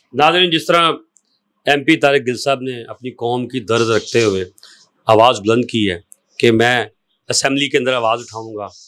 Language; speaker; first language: Urdu; non-native, local second language; Punjabi